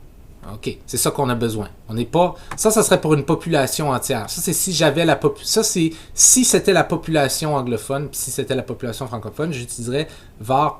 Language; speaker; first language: French; native; French